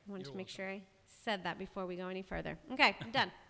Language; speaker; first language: English; native; English